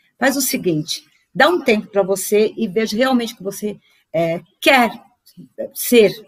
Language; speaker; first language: Portuguese; native; Portuguese